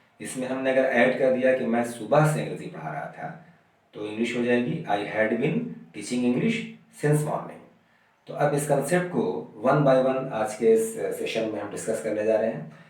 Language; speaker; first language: Hindi; native; Hindi